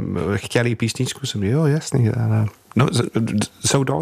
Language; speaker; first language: Czech; non-native, fluent; English